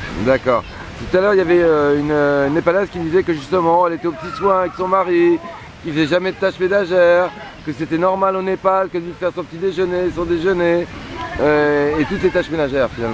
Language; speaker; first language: French; native; French